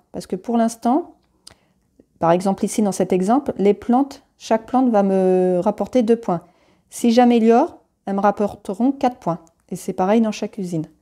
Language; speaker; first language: French; native; French